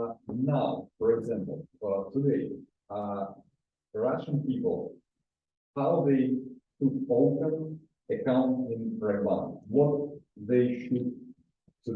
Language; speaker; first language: English; non-native, learner; Russian